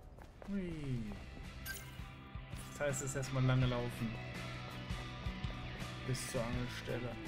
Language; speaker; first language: German; native; German